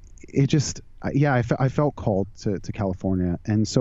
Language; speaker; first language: English; native; English